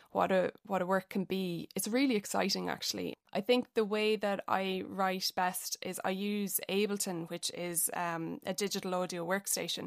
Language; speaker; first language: English; native; English